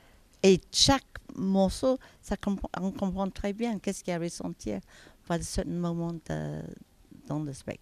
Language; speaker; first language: French; non-native, fluent; English